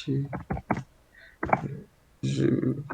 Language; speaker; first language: Russian; non-native, learner; Portuguese